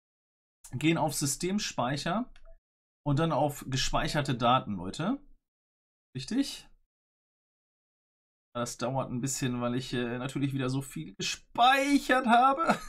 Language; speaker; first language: German; native; German